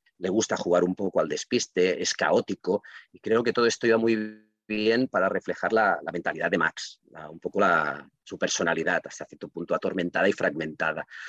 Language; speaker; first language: Spanish; non-native, local second language; Catalan